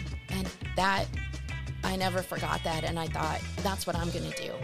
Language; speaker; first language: English; early bilingual, other home language; Portuguese